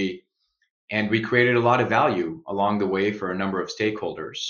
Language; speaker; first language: English; non-native, local second language; Urdu